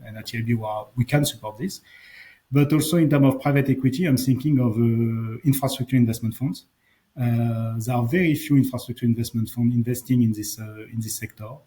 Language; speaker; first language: English; non-native, fluent; French